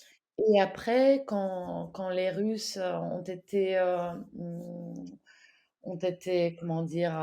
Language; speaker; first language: French; non-native, fluent; Ukrainian